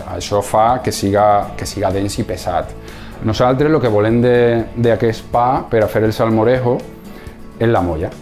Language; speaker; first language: Catalan; non-native, local second language; Spanish